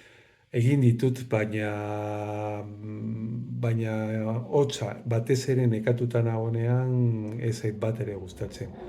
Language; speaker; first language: Basque; non-native, local second language; Spanish